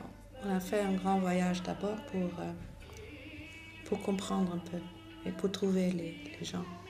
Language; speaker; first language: French; non-native, fluent; Dutch